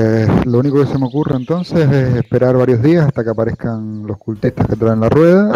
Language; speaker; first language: Spanish; native; Spanish